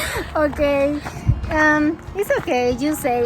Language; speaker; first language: English; non-native, learner; Spanish